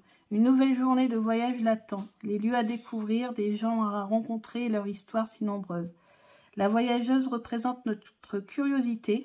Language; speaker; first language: French; native; French